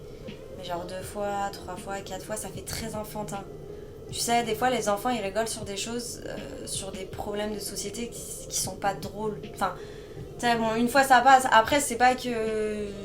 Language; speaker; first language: French; native; French